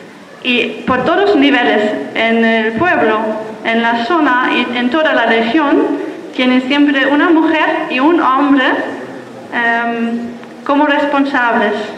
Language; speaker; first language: Spanish; non-native, fluent; German